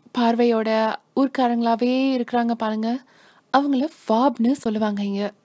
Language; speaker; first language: Tamil; early bilingual, heritage; Tamil